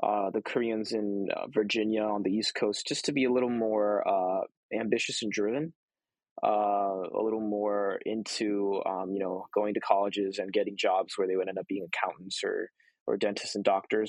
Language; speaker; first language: English; early bilingual, other home language; Korean